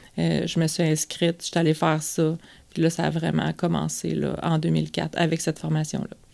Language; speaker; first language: French; native; French